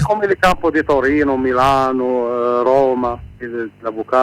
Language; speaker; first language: Italian; non-native, learner; Arabic